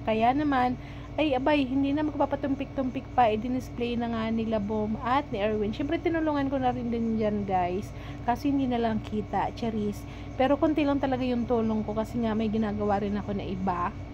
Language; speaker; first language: Filipino; non-native, local second language; Bikol